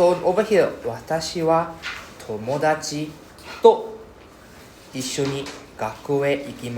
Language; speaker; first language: Japanese; non-native, fluent; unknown